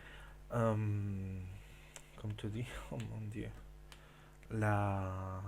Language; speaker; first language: French; non-native, learner; Spanish